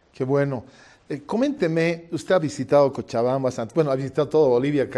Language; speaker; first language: Spanish; native; Spanish